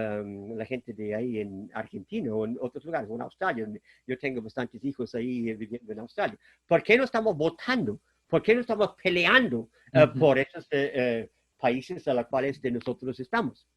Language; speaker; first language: Spanish; non-native, fluent; German